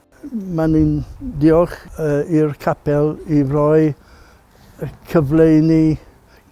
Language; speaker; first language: Welsh; non-native, learner; English